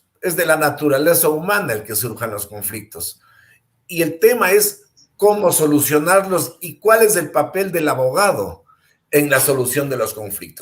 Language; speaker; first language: Spanish; native; Spanish